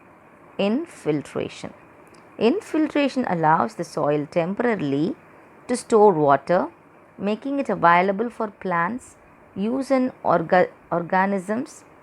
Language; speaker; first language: English; non-native, local second language; Tamil